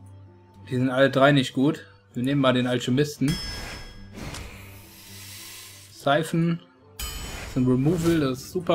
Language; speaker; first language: German; native; German